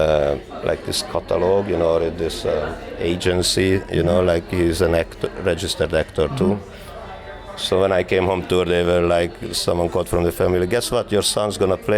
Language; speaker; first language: English; non-native, fluent; Hungarian